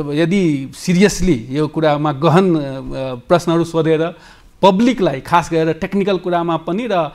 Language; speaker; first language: Nepali; non-native, local second language; Maithili